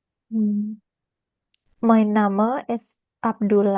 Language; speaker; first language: German; non-native, learner; Indonesian